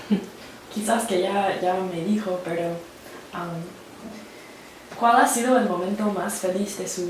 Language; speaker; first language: Spanish; non-native, learner; English